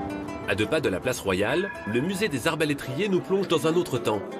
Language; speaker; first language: French; native; French